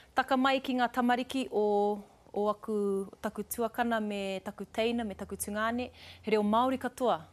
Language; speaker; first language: Māori; non-native, local second language; English